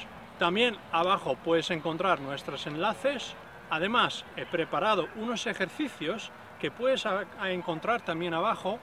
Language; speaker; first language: Spanish; non-native, fluent; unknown